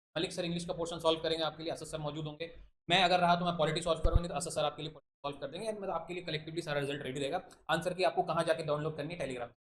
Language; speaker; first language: Hindi; native; Hindi